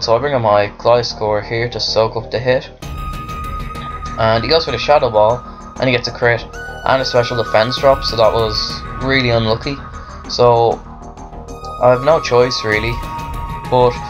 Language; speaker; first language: English; native; English